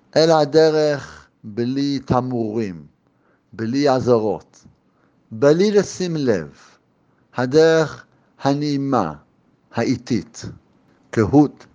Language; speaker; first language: Hebrew; native; Hebrew